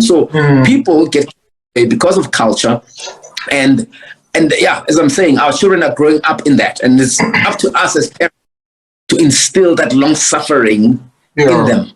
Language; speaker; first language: English; non-native, local second language; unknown